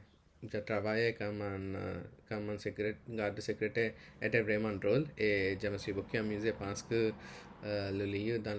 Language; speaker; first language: French; non-native, learner; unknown